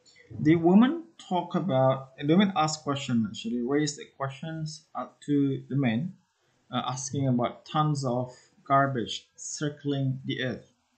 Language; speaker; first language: English; non-native, fluent; Indonesian